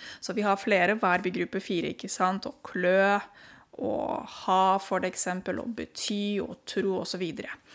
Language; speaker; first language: Norwegian; non-native, fluent; Romanian